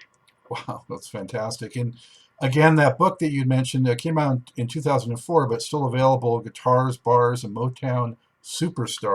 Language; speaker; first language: English; native; English